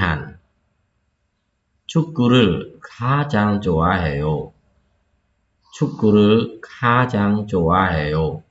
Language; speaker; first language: Korean; non-native, fluent; Khmer